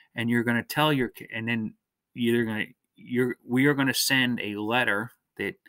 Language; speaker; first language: English; native; English